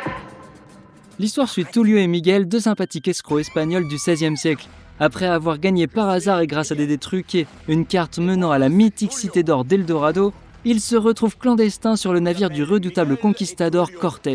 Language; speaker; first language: French; native; French